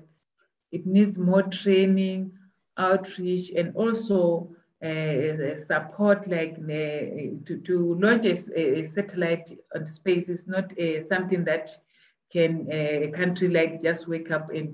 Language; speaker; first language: English; non-native, local second language; Tswana